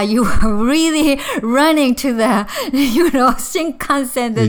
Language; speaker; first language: English; non-native, learner; Japanese